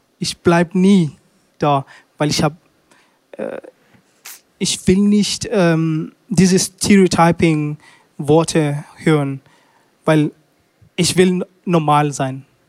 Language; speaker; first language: German; non-native, learner; Swahili